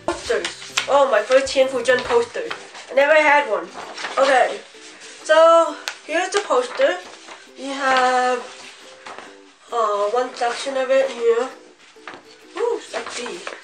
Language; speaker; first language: English; early bilingual, other home language; Chinese